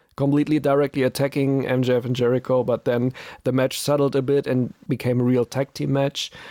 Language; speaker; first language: English; non-native, fluent; German